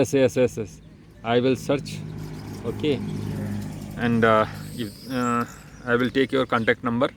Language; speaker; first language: English; non-native, local second language; Hindi